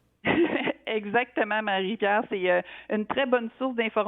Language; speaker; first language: French; native; French